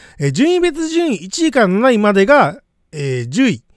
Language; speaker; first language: Japanese; native; Japanese